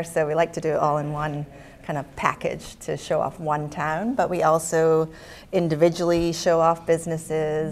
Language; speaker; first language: English; native; English